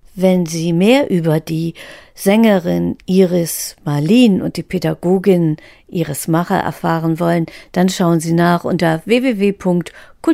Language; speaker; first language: German; native; German